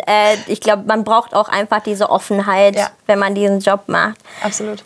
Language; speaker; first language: German; native; German